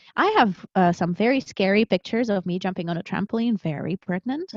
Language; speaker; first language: English; early bilingual, other home language; Russian